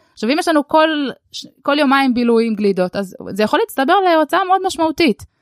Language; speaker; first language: Hebrew; early bilingual, other home language; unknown